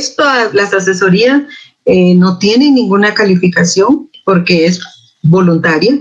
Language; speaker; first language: Spanish; native; Spanish